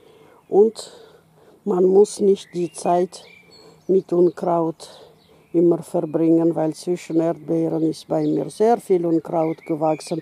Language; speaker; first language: German; non-native, local second language; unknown